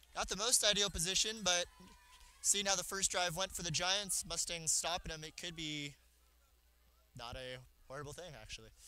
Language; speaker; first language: English; native; English